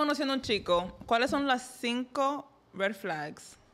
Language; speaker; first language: Spanish; native; Spanish